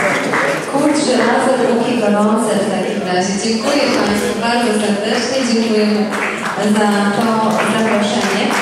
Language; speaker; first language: Polish; native; Polish